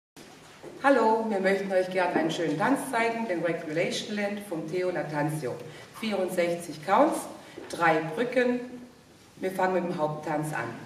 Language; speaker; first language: German; native; German